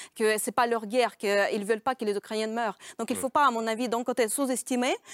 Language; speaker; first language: French; non-native, fluent; Russian